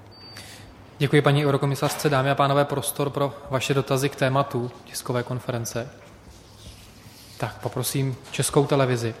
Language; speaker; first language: Czech; native; Czech